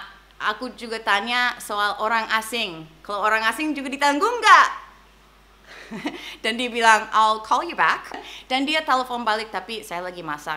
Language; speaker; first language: Indonesian; non-native, fluent; English